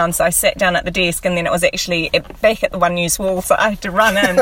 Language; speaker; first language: English; native; English